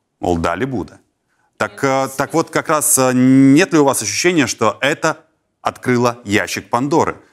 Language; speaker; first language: Russian; native; Russian